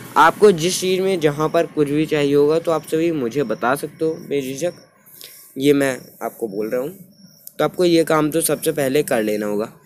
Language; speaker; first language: Hindi; native; Hindi